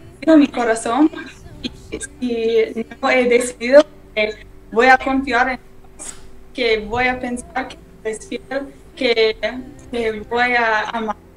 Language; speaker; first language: Spanish; non-native, learner; English